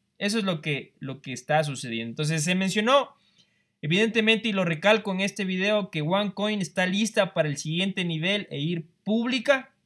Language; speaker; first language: Spanish; native; Spanish